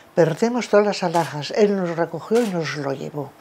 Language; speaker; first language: Spanish; native; Spanish